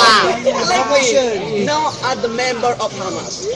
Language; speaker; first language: English; non-native, learner; Indonesian